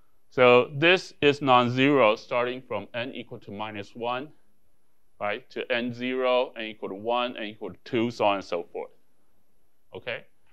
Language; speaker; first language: English; non-native, fluent; Chinese